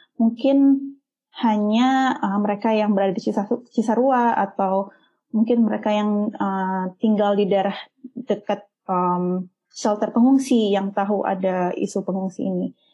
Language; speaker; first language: Indonesian; native; Indonesian